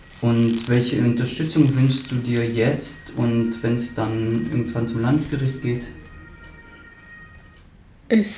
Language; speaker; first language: German; native; German